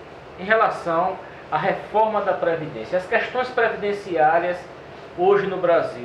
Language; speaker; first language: Portuguese; native; Portuguese